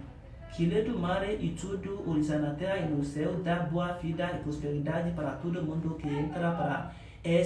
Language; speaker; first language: Portuguese; non-native, learner; Yoruba